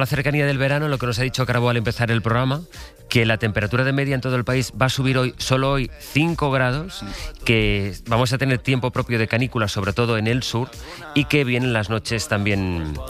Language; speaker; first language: Spanish; native; Spanish